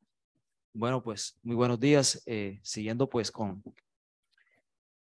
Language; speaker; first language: Spanish; native; Spanish